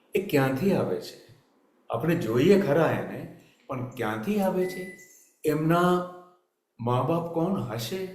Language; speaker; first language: Gujarati; native; Gujarati